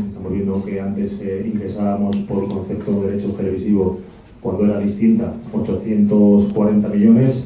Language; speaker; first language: Spanish; native; Spanish